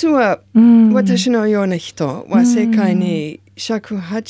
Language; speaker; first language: Japanese; non-native, learner; English